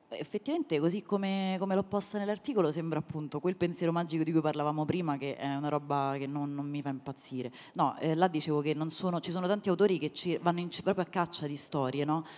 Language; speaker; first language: Italian; native; Italian